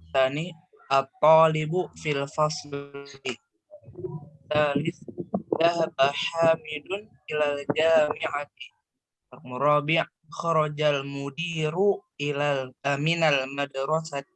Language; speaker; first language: Arabic; non-native, learner; Indonesian